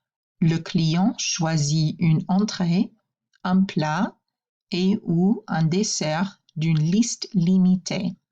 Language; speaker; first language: French; non-native, fluent; English